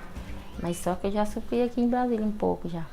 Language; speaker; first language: Portuguese; native; Portuguese